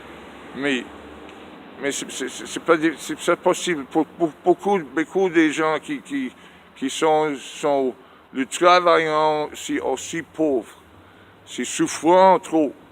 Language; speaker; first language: French; non-native, learner; English